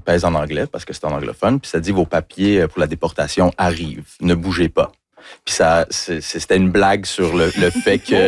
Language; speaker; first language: French; early bilingual, other home language; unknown